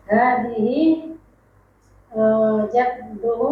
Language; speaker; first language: Arabic; non-native, learner; Indonesian